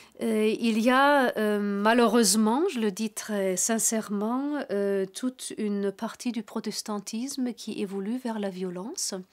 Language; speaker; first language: French; non-native, fluent; German